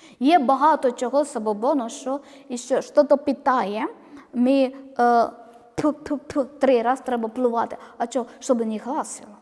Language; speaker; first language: Ukrainian; non-native, learner; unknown